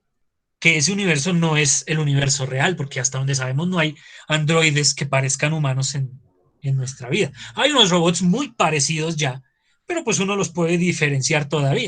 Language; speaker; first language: Spanish; native; Spanish